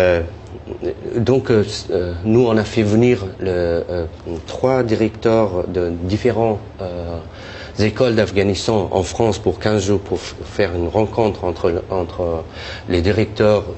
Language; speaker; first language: French; non-native, fluent; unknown